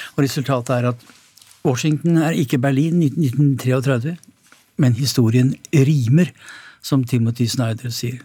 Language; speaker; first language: Norwegian; native; Norwegian